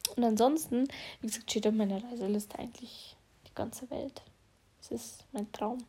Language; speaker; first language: German; early bilingual, other home language; Russian